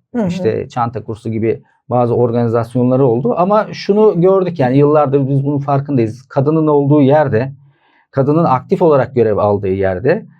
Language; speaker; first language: Turkish; native; Turkish